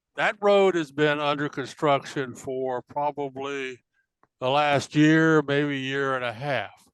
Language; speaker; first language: English; native; English